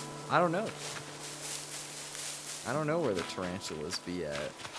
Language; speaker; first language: English; native; English